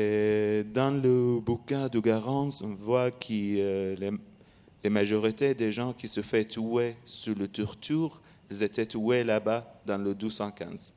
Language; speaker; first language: French; non-native, learner; Arabic